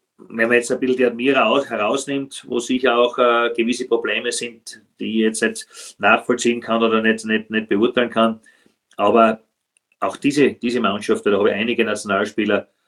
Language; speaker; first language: German; native; German